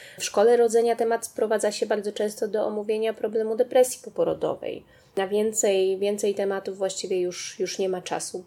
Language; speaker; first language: Polish; native; Polish